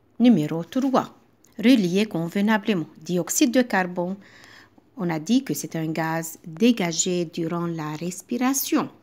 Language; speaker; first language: French; non-native, local second language; Arabic